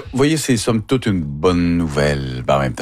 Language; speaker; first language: French; native; French